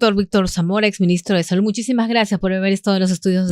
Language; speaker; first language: Spanish; native; Spanish